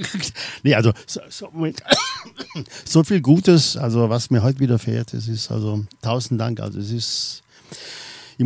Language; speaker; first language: German; native; German